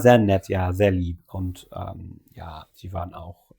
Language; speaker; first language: German; non-native, fluent; English